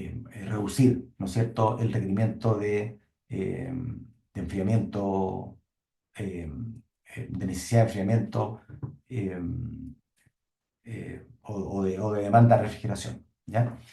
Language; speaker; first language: Spanish; native; Spanish